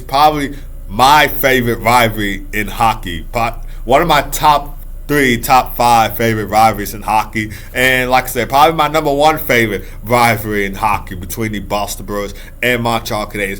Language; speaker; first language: English; native; English